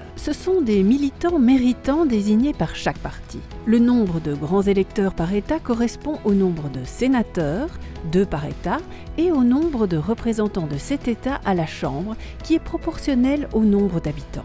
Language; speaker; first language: French; native; French